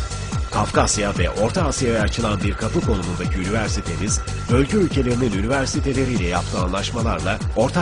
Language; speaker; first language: Turkish; native; Turkish